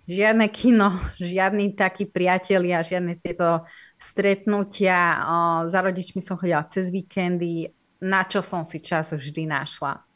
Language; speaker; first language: Slovak; non-native, local second language; Hungarian